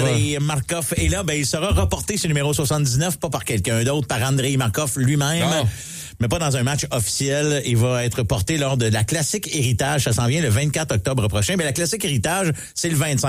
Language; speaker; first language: French; native; French